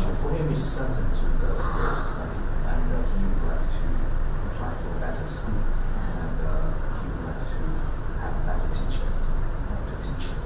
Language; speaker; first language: English; non-native, fluent; Chinese